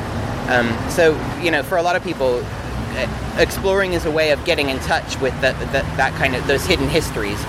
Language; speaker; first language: English; native; English